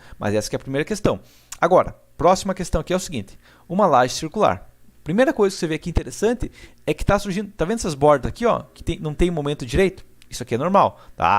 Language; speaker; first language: Portuguese; native; Portuguese